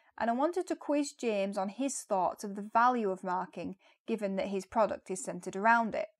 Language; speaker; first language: English; native; English